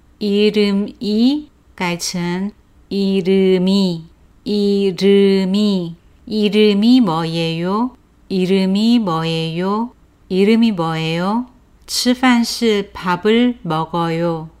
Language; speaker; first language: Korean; non-native, fluent; Chinese